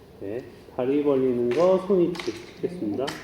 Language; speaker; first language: Korean; native; Korean